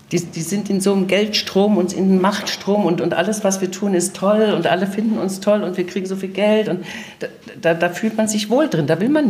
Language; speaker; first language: German; native; German